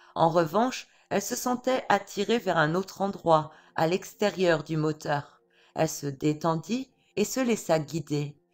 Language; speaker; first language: French; native; French